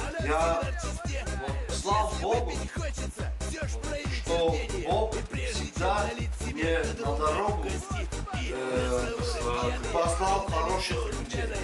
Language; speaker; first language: Russian; non-native, fluent; Armenian